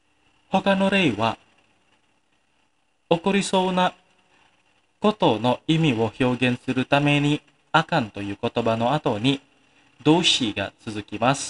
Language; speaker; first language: Japanese; non-native, fluent; Indonesian